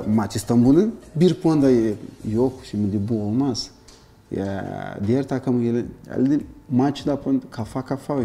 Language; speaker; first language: Turkish; non-native, learner; Portuguese